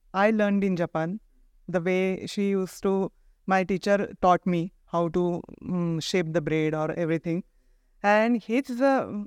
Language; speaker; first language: English; non-native, local second language; Marathi